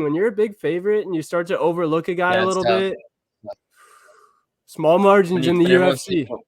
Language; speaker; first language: English; native; English